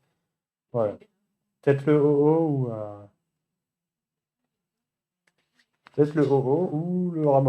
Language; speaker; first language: French; native; French